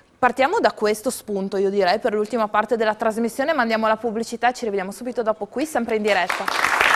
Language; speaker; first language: Italian; native; Italian